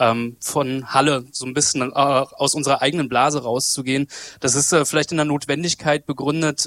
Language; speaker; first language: German; native; German